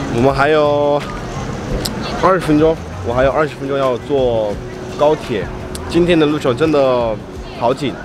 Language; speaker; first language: Chinese; non-native, fluent; Korean